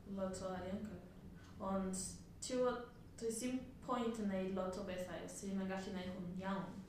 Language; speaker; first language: Welsh; non-native, learner; Spanish